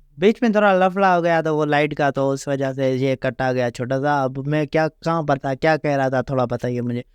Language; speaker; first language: Urdu; non-native, local second language; Sindhi